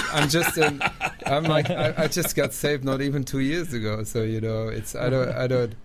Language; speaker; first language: English; non-native, fluent; German